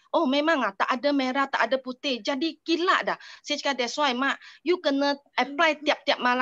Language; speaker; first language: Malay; non-native, local second language; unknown